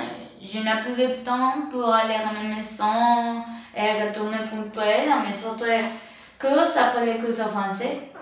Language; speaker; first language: French; non-native, learner; Spanish